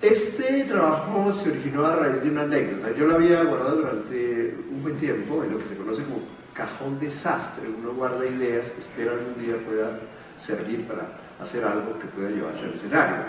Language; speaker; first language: Spanish; native; Spanish